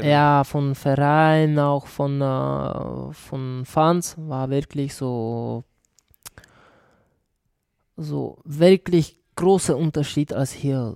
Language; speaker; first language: German; non-native, learner; Czech